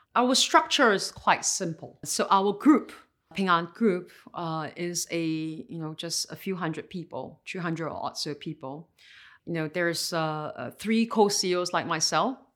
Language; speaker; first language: English; native; English